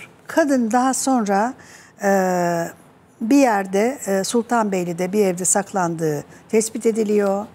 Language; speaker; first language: Turkish; native; Turkish